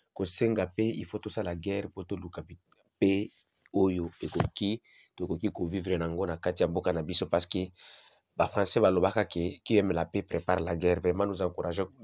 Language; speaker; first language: Lingala; non-native, local second language; Swahili